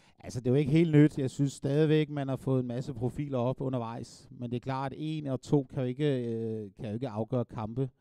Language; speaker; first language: Danish; native; Danish